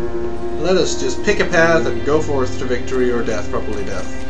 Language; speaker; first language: English; native; English